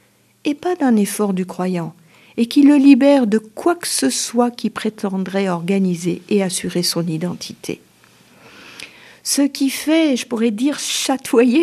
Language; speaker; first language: French; native; French